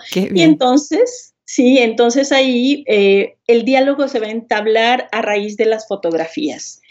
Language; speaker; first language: Spanish; native; Spanish